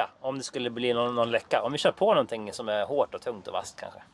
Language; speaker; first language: Swedish; native; Swedish